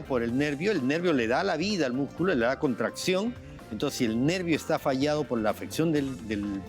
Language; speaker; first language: Spanish; native; Spanish